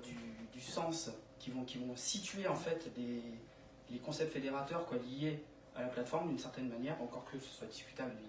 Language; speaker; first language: French; native; French